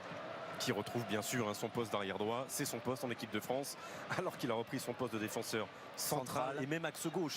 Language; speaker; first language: French; native; French